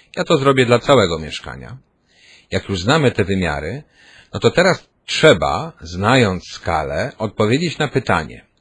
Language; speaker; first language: Polish; native; Polish